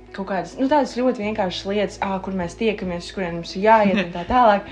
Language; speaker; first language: Latvian; native; Latvian